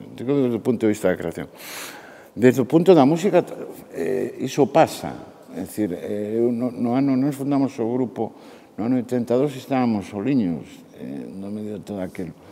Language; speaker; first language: Galician; non-native, local second language; Spanish